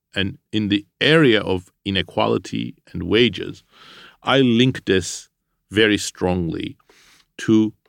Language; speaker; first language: English; non-native, fluent; Armenian